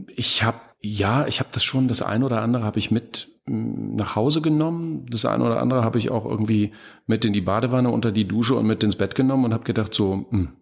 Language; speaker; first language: German; native; German